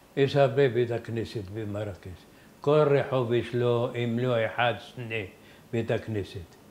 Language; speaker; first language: Hebrew; non-native, fluent; Arabic